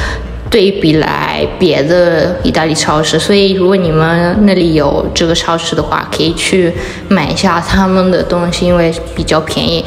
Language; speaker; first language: Chinese; early bilingual, heritage; Chinese